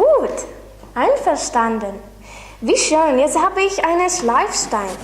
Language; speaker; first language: German; non-native, learner; Lithuanian